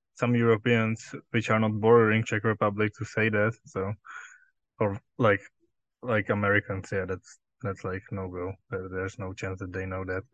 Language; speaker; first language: English; non-native, fluent; Czech